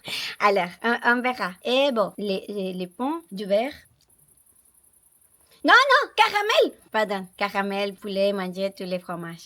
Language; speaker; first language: French; non-native, learner; Spanish